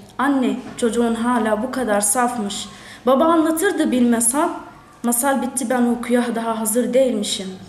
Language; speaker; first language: Turkish; early bilingual, other home language; Arabic